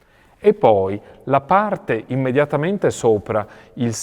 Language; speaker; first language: Italian; native; Italian